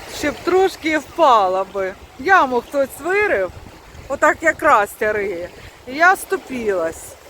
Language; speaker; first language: Ukrainian; non-native, local second language; Russian